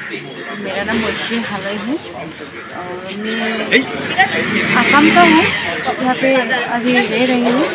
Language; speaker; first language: Hindi; non-native, local second language; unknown